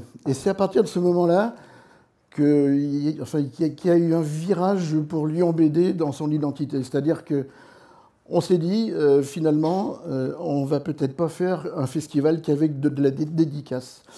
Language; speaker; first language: French; native; French